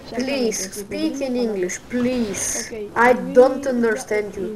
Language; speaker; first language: English; non-native, learner; Bulgarian